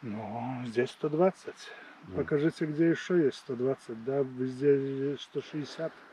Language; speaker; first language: Russian; non-native, fluent; Latvian